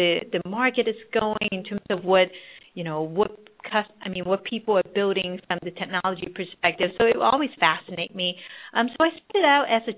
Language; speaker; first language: English; non-native, local second language; Cantonese